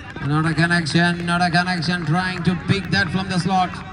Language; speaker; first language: English; non-native, local second language; Malayalam